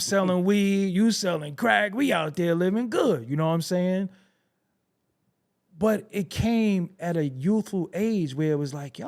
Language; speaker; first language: English; native; English